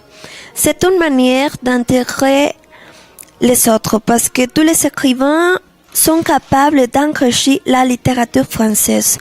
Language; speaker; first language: French; non-native, learner; Spanish